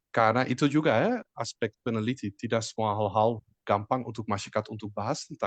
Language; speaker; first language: Indonesian; non-native, fluent; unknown